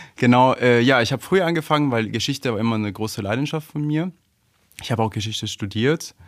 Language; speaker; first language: German; non-native, fluent; Italian